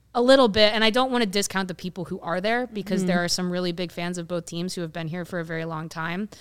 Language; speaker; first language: English; native; English